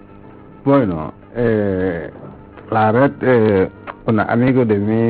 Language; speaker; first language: Spanish; non-native, learner; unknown